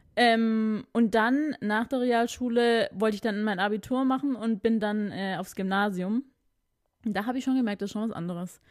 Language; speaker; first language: German; early bilingual, other home language; Filipino